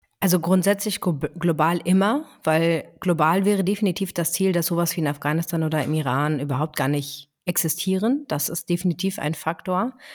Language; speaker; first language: German; early bilingual, other home language; Greek